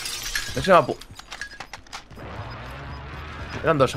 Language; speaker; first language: Spanish; native; Spanish